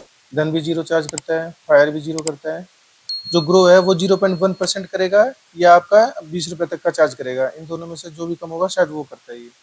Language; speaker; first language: Hindi; native; Hindi